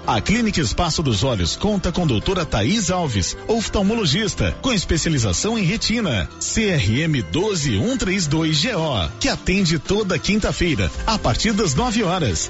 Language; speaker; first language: Portuguese; native; Portuguese